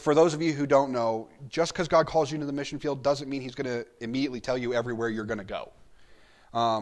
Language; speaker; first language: English; native; English